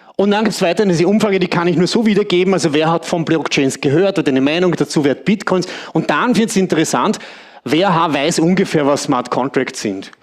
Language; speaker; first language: German; native; German